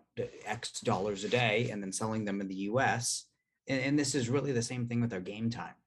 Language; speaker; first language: English; native; English